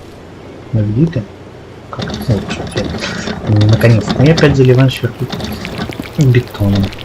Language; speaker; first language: Russian; native; Russian